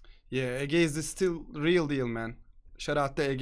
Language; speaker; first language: English; non-native, fluent; Turkish